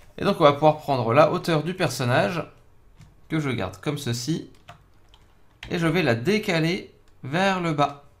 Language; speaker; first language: French; native; French